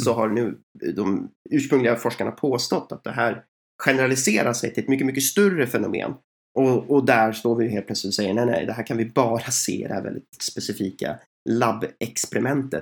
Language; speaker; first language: Swedish; native; Swedish